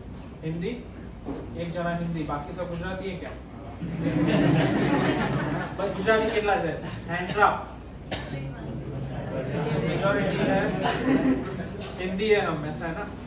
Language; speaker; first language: Hindi; non-native, local second language; Gujarati